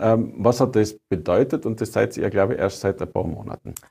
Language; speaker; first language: German; native; German